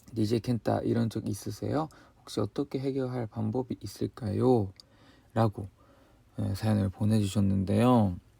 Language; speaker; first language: Korean; non-native, fluent; Japanese